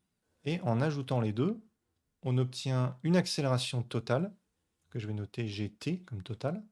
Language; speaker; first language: French; native; French